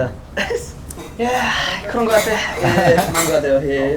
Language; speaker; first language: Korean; non-native, fluent; English